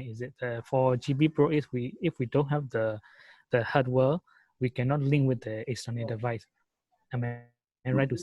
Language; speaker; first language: English; non-native, local second language; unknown